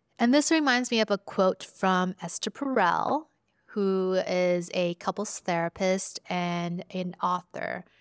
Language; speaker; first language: English; early bilingual, other home language; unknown